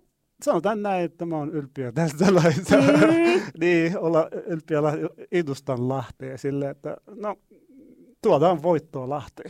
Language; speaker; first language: Finnish; non-native, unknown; Arabic